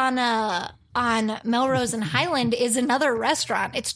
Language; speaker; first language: English; native; English